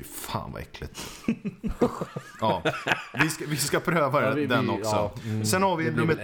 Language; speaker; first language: Swedish; native; Swedish